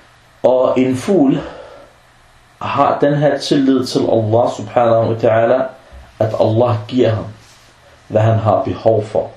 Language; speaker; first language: Danish; non-native, fluent; Arabic